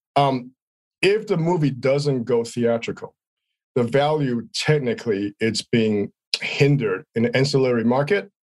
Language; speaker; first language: English; native; English